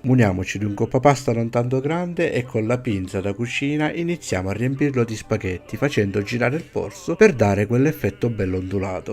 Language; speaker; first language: Italian; native; Italian